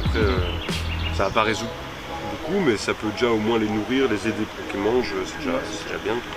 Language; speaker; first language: French; native; French